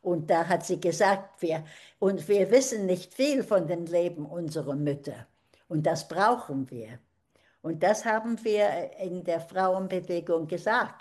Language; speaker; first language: German; early bilingual, heritage; German